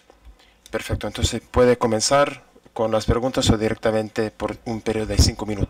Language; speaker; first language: Spanish; non-native, fluent; English